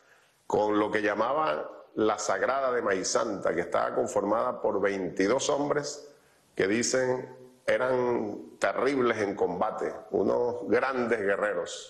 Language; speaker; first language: Spanish; native; Spanish